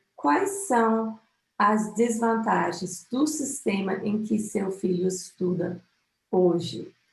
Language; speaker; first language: Portuguese; non-native, fluent; English